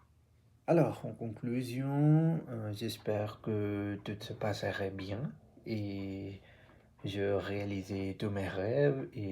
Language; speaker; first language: French; non-native, learner; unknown